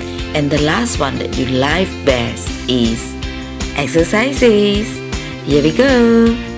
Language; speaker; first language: English; non-native, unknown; Indonesian